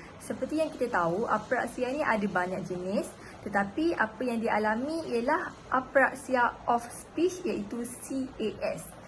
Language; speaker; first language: Malay; native; Malay